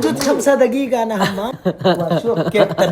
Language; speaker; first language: Arabic; non-native, learner; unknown